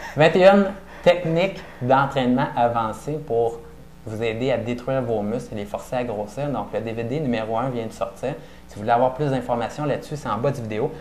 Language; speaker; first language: French; native; French